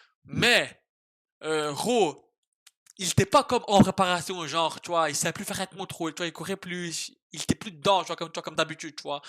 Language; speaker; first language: French; native; French